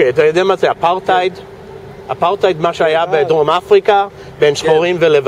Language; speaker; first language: Hebrew; non-native, fluent; English